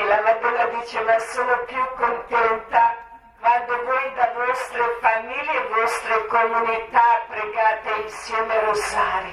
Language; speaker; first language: Italian; non-native, learner; Croatian